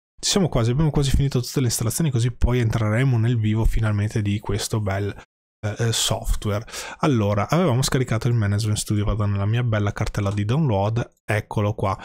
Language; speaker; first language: Italian; native; Italian